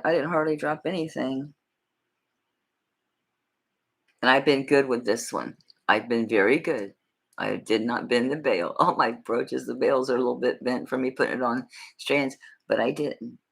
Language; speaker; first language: English; native; English